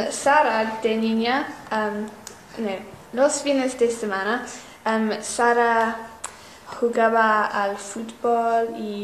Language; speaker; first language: Spanish; non-native, learner; English